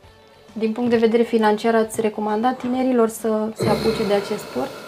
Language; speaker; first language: Romanian; native; Romanian